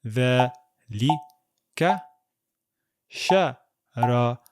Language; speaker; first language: Arabic; non-native, fluent; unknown